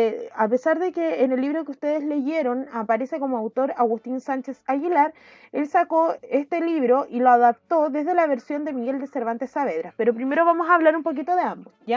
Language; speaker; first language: Spanish; native; Spanish